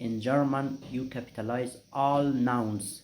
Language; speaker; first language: English; non-native, learner; Persian